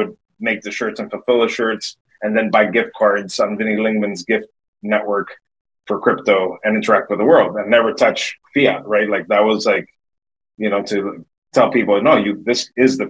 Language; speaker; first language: English; native; English